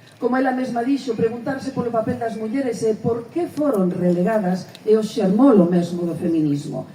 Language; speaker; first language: Galician; early bilingual, heritage; Spanish